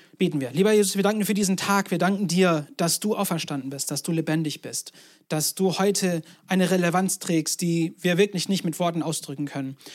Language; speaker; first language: German; non-native, fluent; English